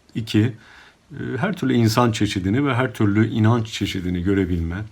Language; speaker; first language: Turkish; native; Turkish